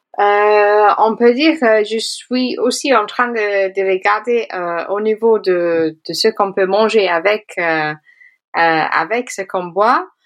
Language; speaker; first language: French; non-native, fluent; English